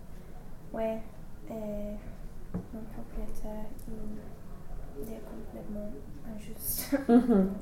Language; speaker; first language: French; non-native, learner; English